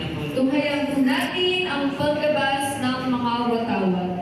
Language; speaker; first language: Filipino; native; Filipino